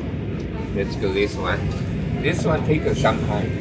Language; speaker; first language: English; non-native, learner; Japanese